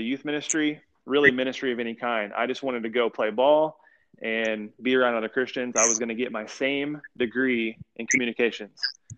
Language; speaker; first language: English; native; English